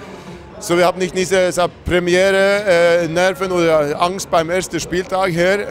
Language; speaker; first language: German; non-native, fluent; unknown